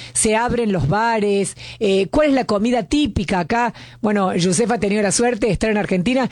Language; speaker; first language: Spanish; native; Spanish